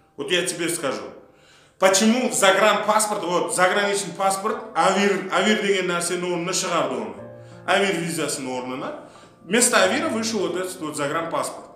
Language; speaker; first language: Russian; non-native, local second language; Uzbek